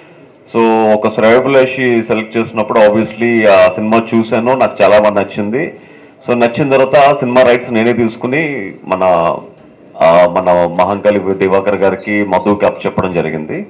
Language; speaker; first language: Telugu; native; Telugu